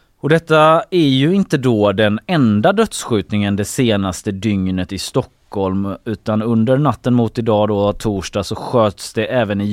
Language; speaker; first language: Swedish; native; Swedish